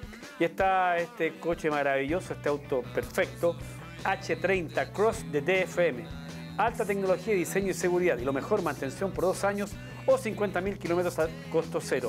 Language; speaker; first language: Spanish; native; Spanish